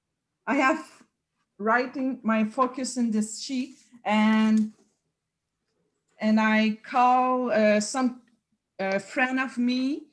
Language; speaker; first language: English; non-native, learner; French